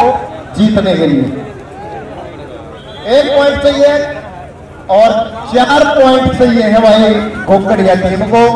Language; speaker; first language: Hindi; native; Hindi